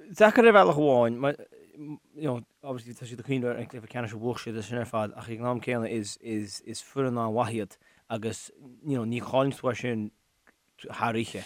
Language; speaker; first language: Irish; non-native, local second language; English